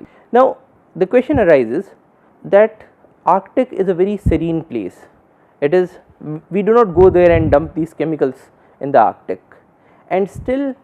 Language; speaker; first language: English; non-native, local second language; Hindi